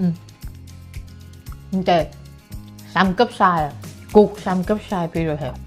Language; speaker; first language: Korean; non-native, learner; Vietnamese